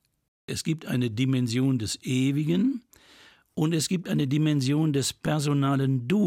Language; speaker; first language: German; native; German